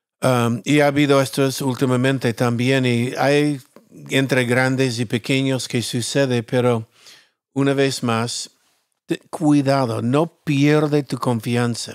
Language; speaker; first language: Spanish; non-native, fluent; English